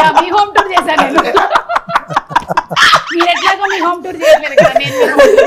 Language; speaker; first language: Telugu; native; Telugu